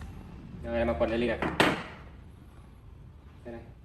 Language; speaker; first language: Vietnamese; native; Vietnamese